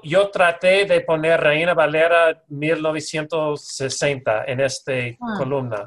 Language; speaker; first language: Spanish; non-native, fluent; English